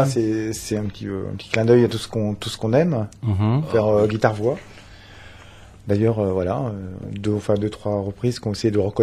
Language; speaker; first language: French; native; French